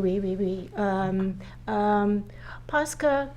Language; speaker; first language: French; non-native, learner; English